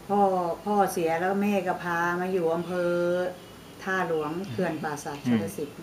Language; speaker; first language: Thai; native; Thai